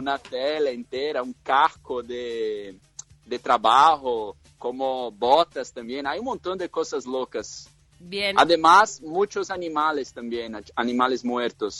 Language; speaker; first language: Spanish; non-native, fluent; Portuguese